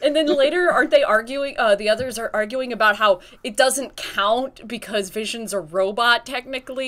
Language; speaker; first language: English; native; English